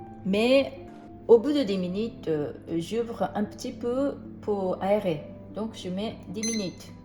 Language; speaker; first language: French; non-native, fluent; Japanese